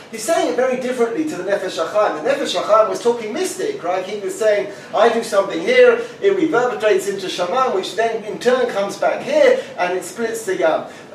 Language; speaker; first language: English; native; English